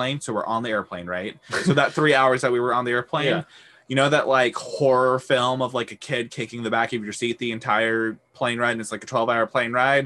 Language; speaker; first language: English; native; English